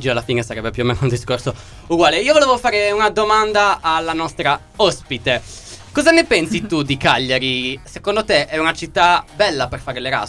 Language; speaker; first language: Italian; native; Italian